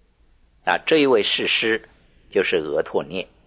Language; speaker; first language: Chinese; native; Chinese